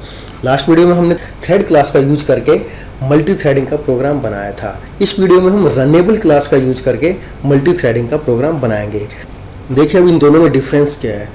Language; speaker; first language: Hindi; native; Hindi